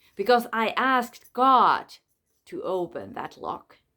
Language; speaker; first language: English; non-native, fluent; Finnish